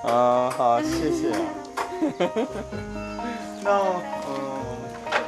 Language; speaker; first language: Chinese; non-native, fluent; Korean